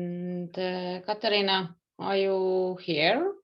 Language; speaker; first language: English; non-native, fluent; Estonian